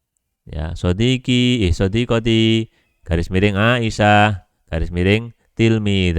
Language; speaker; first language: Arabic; non-native, fluent; Indonesian